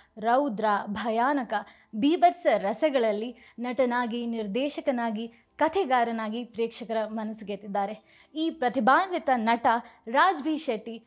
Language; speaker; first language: Kannada; native; Kannada